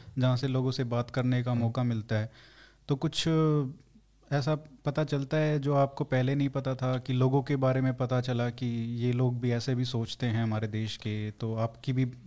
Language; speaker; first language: Hindi; native; Hindi